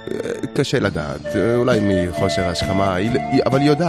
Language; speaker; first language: Hebrew; native; Hebrew